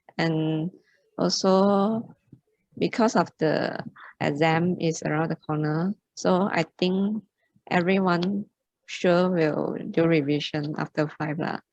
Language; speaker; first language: English; non-native, local second language; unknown